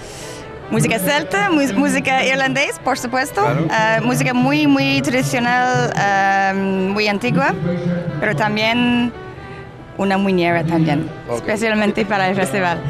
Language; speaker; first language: Spanish; non-native, learner; English